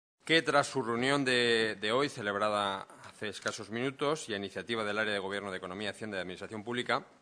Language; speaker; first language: Spanish; native; Spanish